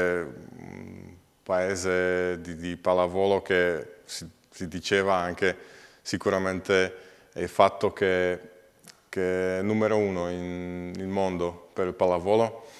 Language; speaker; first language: Italian; non-native, learner; Slovak